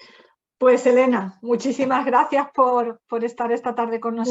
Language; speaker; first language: Spanish; native; Spanish